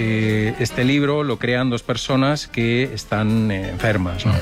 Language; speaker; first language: Spanish; native; Spanish